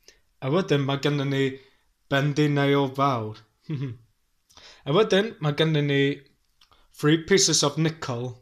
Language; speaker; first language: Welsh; non-native, learner; English